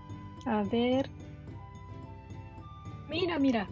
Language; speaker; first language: Spanish; non-native, learner; Japanese